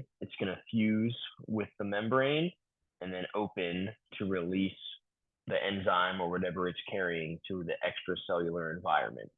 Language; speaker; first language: English; native; English